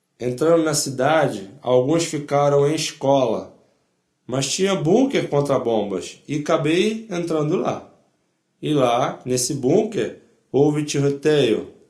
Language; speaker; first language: Portuguese; non-native, fluent; Polish